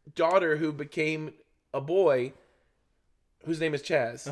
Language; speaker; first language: English; native; English